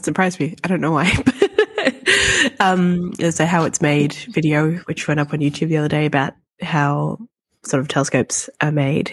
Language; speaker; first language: English; native; English